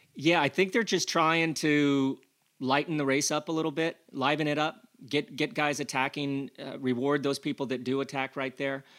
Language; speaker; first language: English; native; English